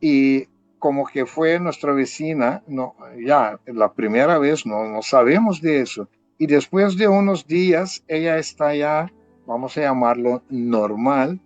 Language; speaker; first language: Spanish; non-native, fluent; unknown